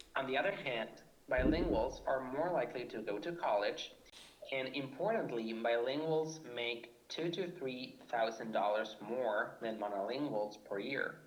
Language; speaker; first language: English; non-native, fluent; Spanish